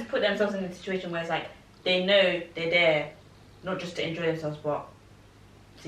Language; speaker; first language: English; native; English